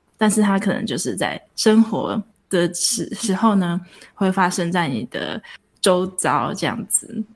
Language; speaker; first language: Chinese; native; Chinese